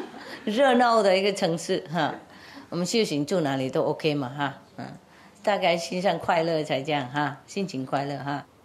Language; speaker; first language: Chinese; non-native, fluent; Vietnamese